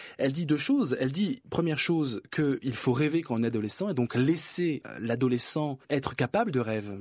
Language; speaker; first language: French; native; French